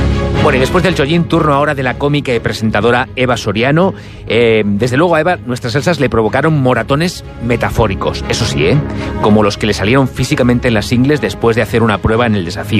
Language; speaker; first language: Spanish; native; Spanish